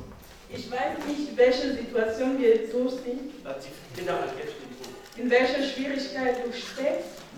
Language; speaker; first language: German; non-native, learner; French